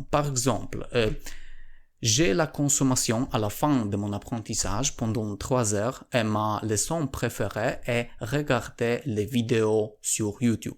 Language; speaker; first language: French; non-native, learner; Polish